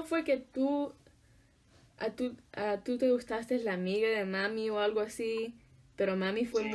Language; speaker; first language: Spanish; early bilingual, heritage; Spanish